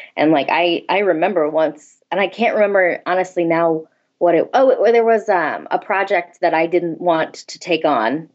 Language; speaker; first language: English; native; English